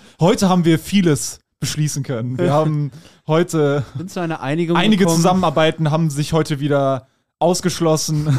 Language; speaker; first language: German; native; German